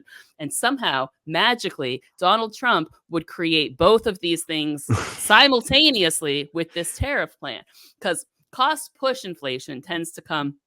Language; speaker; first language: English; native; English